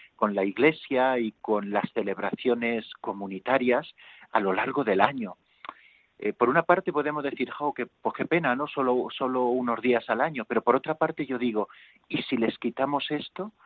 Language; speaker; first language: Spanish; native; Spanish